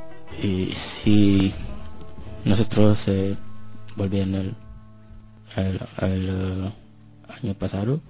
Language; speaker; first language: Spanish; non-native, learner; French